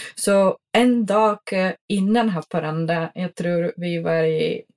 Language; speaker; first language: Swedish; non-native, fluent; Czech